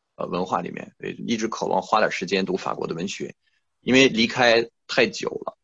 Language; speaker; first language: Chinese; non-native, fluent; French